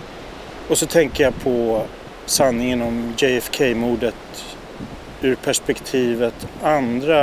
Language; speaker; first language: Swedish; native; Swedish